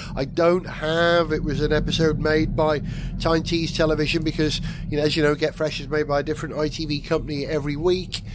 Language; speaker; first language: English; native; English